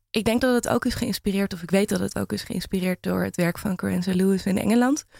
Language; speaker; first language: Dutch; native; Dutch